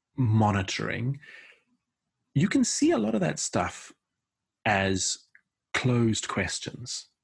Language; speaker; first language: English; native; English